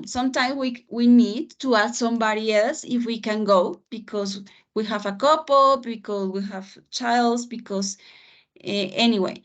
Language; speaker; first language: English; non-native, fluent; Spanish